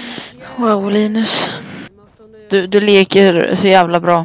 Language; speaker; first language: Swedish; native; Swedish